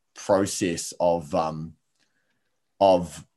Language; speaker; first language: English; native; English